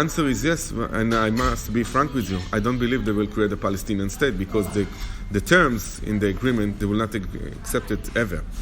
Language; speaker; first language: English; non-native, fluent; Hebrew